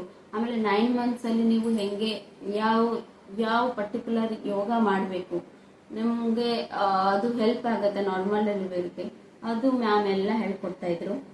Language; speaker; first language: Kannada; non-native, local second language; Odia